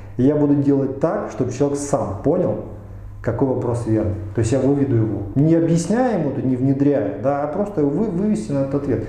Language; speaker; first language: Russian; native; Russian